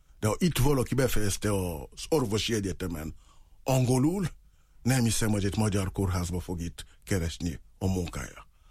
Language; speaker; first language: Hungarian; non-native, fluent; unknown